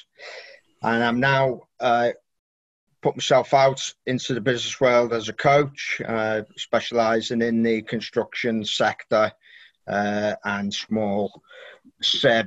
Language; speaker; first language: English; native; English